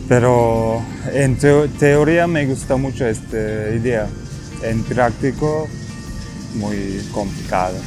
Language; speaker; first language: Spanish; non-native, learner; Turkish